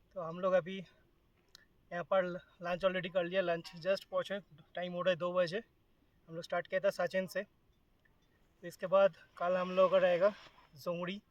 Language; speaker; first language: Hindi; non-native, local second language; Bangla